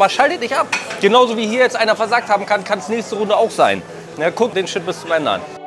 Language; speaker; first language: German; native; German